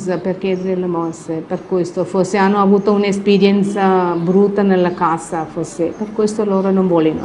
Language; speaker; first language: Italian; non-native, learner; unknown